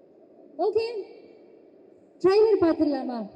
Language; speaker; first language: Tamil; native; Tamil